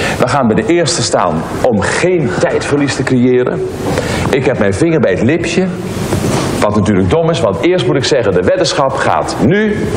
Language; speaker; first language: Dutch; native; Dutch